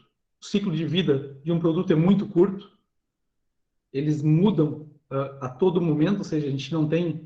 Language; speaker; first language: Portuguese; native; Portuguese